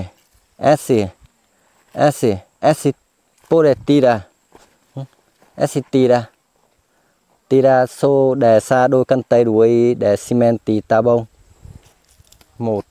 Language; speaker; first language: Portuguese; non-native, learner; Vietnamese